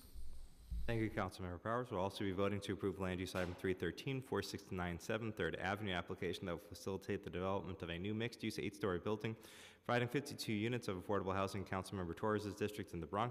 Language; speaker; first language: English; native; English